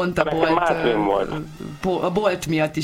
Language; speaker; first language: Hungarian; native; Hungarian